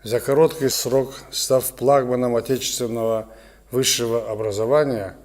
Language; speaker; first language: Russian; non-native, local second language; Kazakh